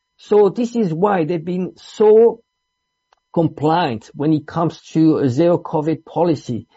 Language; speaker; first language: English; non-native, fluent; Italian